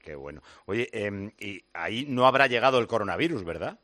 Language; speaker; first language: Spanish; native; Spanish